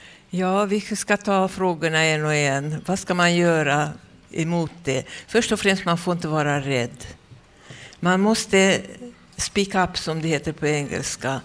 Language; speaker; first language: Swedish; non-native, fluent; Hungarian